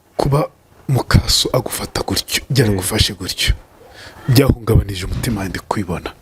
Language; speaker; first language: Kinyarwanda; native; Kinyarwanda